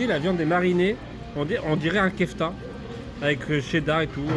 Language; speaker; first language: French; native; French